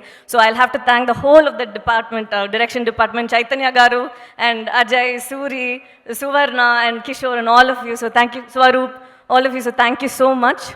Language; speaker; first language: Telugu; non-native, local second language; Tamil